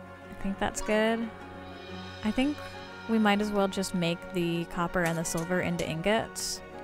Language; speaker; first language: English; native; English